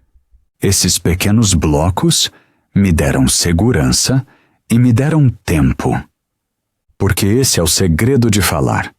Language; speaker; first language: Portuguese; non-native, fluent; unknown